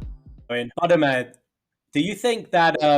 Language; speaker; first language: English; native; English